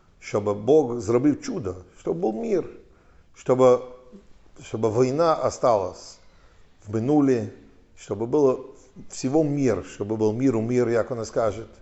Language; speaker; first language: Ukrainian; non-native, learner; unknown